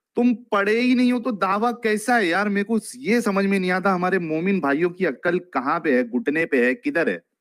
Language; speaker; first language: Hindi; native; Hindi